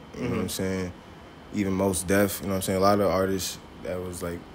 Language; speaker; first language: English; native; English